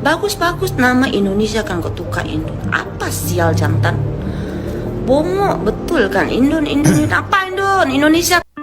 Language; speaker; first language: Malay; non-native, fluent; Indonesian